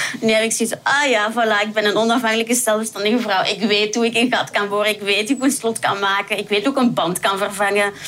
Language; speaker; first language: Dutch; native; Dutch